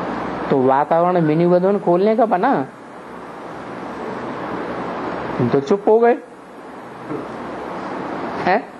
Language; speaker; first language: Hindi; native; Hindi